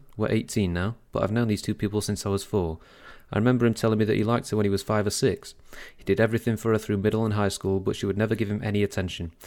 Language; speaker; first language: English; native; English